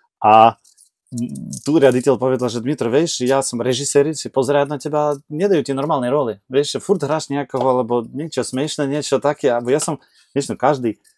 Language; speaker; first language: Slovak; non-native, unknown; Ukrainian